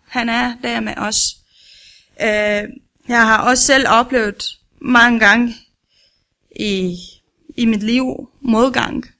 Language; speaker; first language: Danish; non-native, learner; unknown